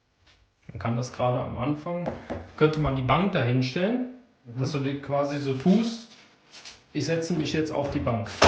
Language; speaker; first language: German; native; German